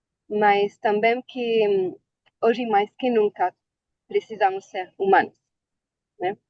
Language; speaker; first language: Portuguese; non-native, learner; Arabic